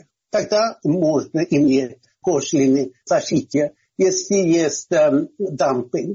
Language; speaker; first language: Russian; non-native, fluent; Swedish